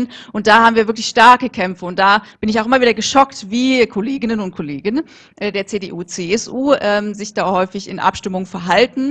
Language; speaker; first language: German; native; German